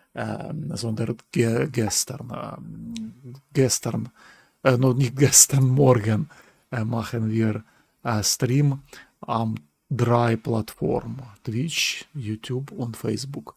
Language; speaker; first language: German; non-native, learner; Ukrainian